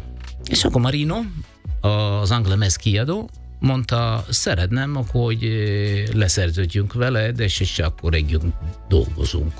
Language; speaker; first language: Hungarian; non-native, learner; Italian